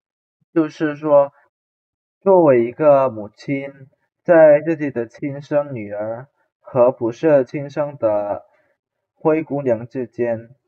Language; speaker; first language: Chinese; non-native, fluent; Indonesian